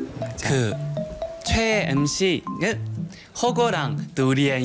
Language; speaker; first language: Korean; non-native, learner; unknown